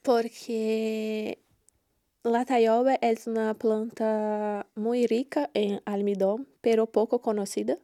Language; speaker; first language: Spanish; non-native, learner; Portuguese